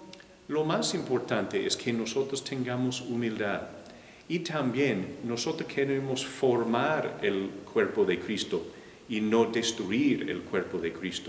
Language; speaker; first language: Spanish; non-native, fluent; English